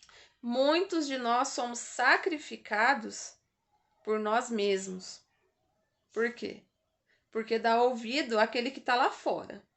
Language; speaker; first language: Portuguese; native; Portuguese